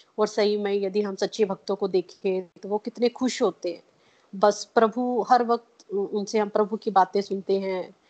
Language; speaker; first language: Hindi; non-native, local second language; Punjabi